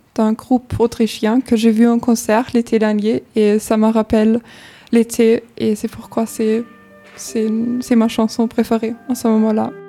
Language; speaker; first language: French; non-native, fluent; German